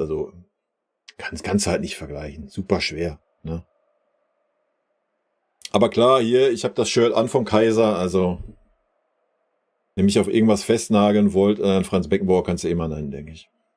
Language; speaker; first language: German; native; German